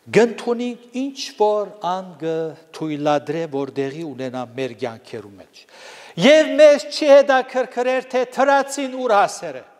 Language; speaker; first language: Armenian; native; Armenian